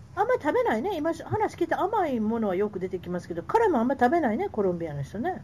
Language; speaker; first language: Japanese; native; Japanese